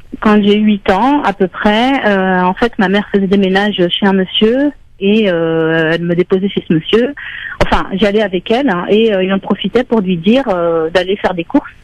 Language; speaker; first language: French; native; French